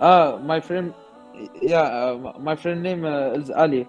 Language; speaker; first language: English; non-native, learner; Arabic